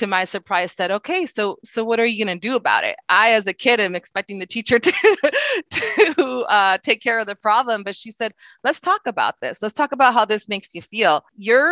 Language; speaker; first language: English; non-native, fluent; Spanish